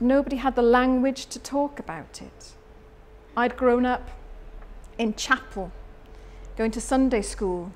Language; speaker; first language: English; native; English